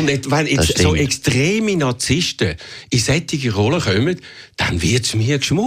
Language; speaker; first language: German; native; German